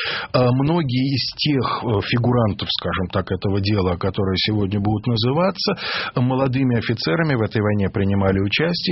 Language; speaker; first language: Russian; native; Russian